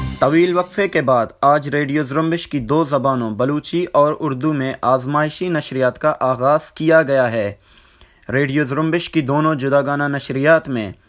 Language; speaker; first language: Urdu; non-native, local second language; Baluchi